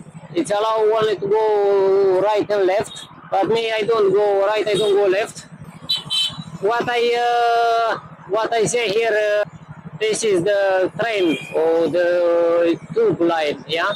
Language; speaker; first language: English; non-native, learner; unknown